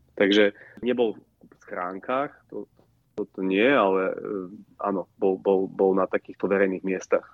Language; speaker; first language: Slovak; native; Slovak